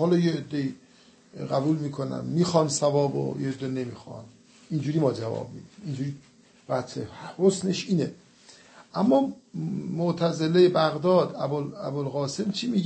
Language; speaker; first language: Persian; native; Persian